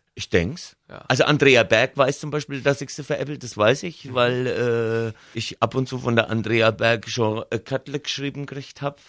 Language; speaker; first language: German; native; German